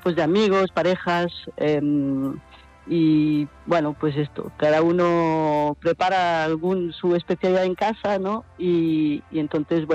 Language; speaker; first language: Spanish; non-native, fluent; French